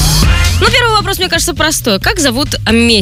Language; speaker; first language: Russian; native; Russian